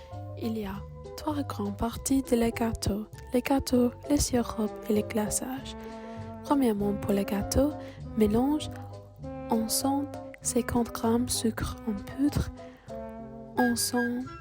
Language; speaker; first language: French; non-native, learner; English